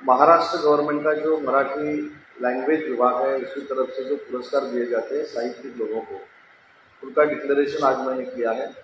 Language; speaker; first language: Hindi; non-native, local second language; Marathi